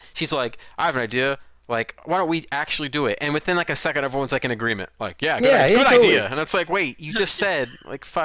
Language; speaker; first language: English; native; English